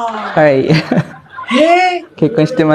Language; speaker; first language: Japanese; non-native, learner; Malay